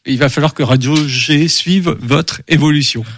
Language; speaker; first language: French; native; French